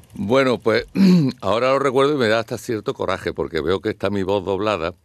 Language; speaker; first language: Spanish; native; Spanish